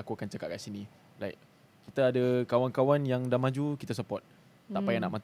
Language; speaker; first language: Malay; native; Malay